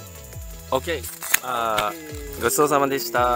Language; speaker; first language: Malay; non-native, learner; Japanese